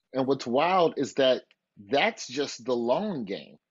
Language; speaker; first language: English; native; English